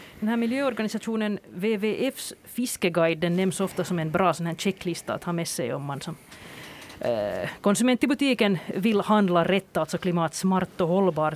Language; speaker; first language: Swedish; native; Swedish